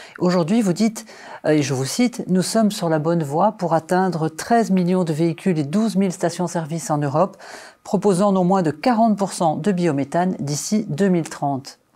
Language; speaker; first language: French; native; French